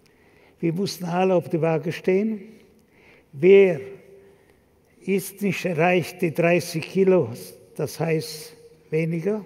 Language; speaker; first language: German; non-native, fluent; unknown